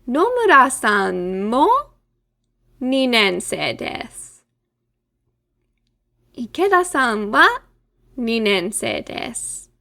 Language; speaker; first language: Japanese; non-native, fluent; English